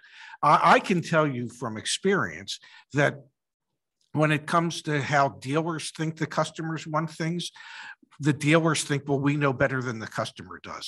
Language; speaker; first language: English; native; English